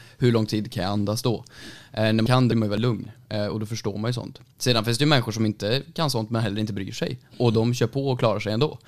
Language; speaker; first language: Swedish; native; Swedish